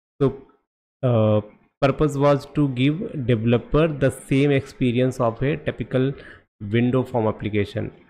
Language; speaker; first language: Hindi; native; Hindi